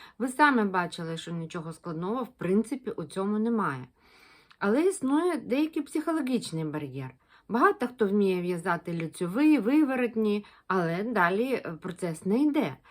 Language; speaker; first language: Ukrainian; non-native, local second language; Russian